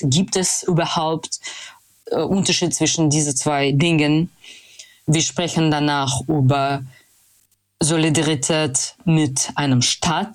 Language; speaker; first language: German; non-native, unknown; Russian